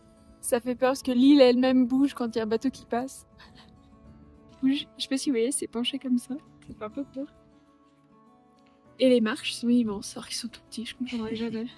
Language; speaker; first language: French; native; French